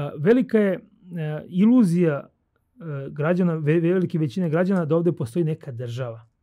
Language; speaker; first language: Serbian; native; Serbian